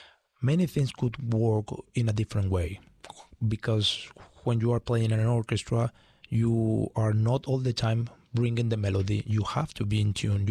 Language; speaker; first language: English; non-native, fluent; Spanish